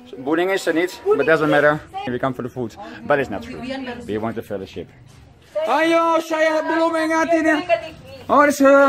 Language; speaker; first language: English; non-native, fluent; Dutch